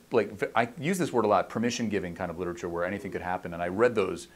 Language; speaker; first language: English; native; English